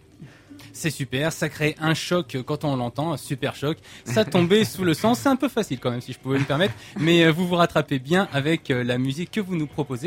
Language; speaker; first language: French; native; French